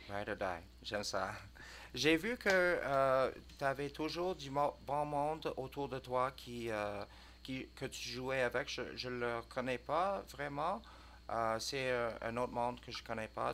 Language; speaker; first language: French; non-native, learner; English